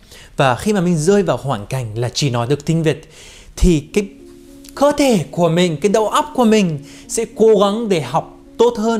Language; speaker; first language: Vietnamese; non-native, fluent; Arabic